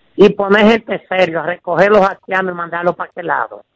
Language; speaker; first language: Spanish; native; Spanish